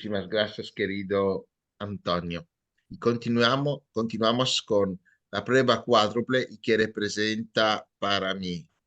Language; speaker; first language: Spanish; native; Spanish